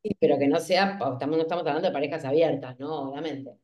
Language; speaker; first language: Spanish; native; Spanish